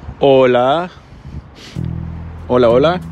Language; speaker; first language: Spanish; non-native, fluent; English